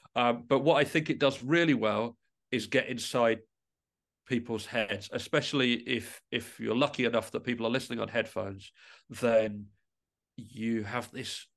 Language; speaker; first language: English; native; English